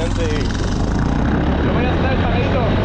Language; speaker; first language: Spanish; non-native, fluent; French